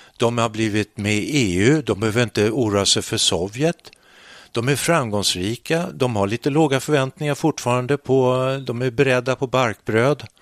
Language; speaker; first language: Swedish; native; Swedish